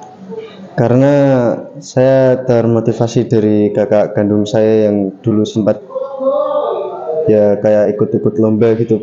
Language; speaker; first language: Indonesian; non-native, local second language; Javanese